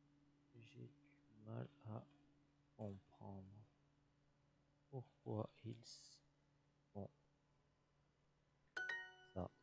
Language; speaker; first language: French; non-native, learner; English